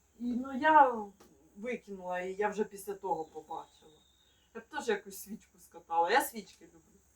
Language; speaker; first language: Ukrainian; native; Ukrainian